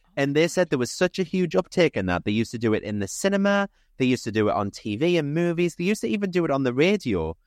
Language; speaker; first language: English; native; English